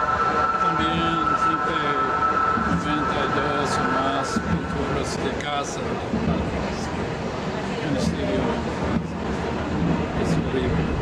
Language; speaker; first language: Spanish; non-native, learner; English